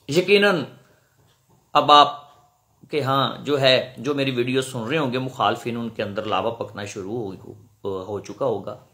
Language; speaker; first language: Urdu; non-native, local second language; Punjabi